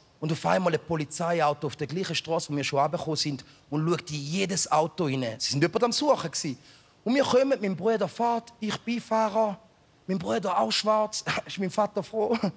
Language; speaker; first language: German; early bilingual, other home language; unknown